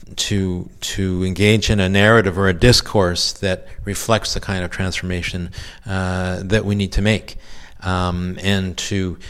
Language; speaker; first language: English; native; English